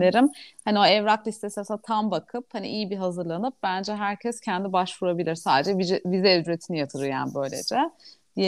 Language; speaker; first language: Turkish; native; Turkish